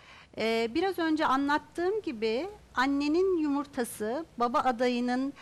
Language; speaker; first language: Turkish; native; Turkish